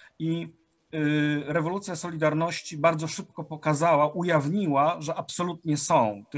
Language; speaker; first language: Polish; native; Polish